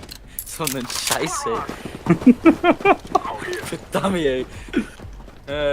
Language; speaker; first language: German; native; German